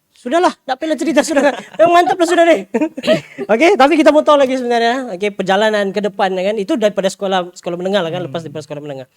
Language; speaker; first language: Malay; native; Malay